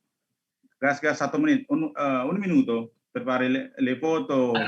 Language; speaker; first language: Italian; non-native, learner; Indonesian